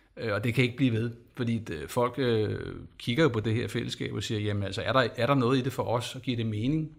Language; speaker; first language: Danish; native; Danish